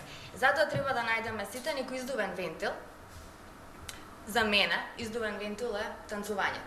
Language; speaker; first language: Macedonian; native; Macedonian